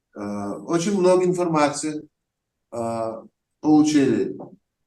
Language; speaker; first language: Russian; non-native, fluent; Turkmen